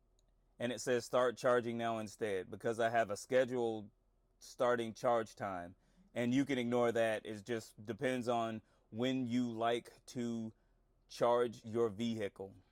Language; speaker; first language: English; native; English